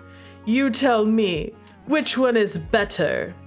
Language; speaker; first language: English; native; English